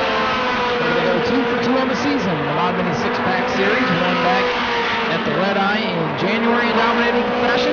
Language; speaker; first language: English; native; English